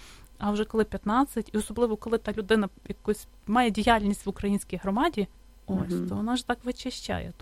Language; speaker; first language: Ukrainian; native; Ukrainian